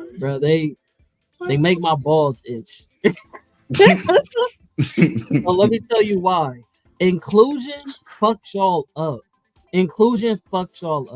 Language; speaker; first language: English; native; English